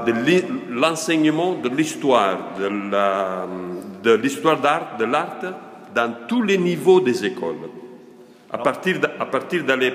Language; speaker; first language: French; non-native, fluent; Italian